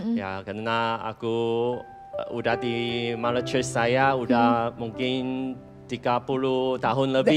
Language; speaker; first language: Indonesian; non-native, fluent; Chinese